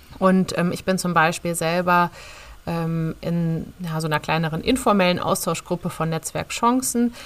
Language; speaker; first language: German; native; German